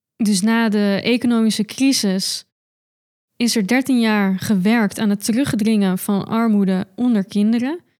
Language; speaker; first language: Dutch; native; Dutch